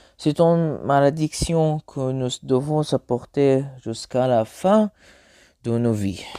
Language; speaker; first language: French; non-native, learner; Arabic